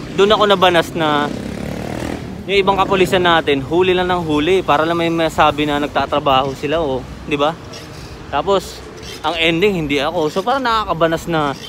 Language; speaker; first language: Filipino; native; Filipino